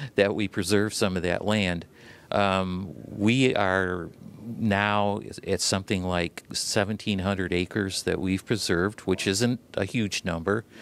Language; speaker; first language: English; native; English